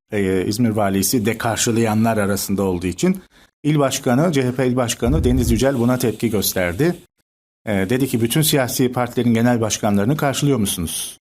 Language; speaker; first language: Turkish; native; Turkish